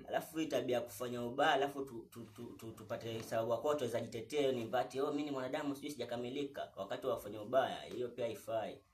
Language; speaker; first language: Swahili; native; Swahili